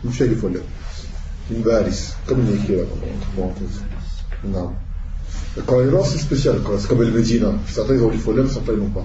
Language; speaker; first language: Arabic; non-native, fluent; French